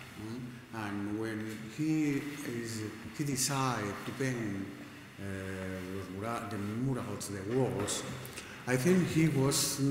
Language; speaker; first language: English; non-native, learner; Spanish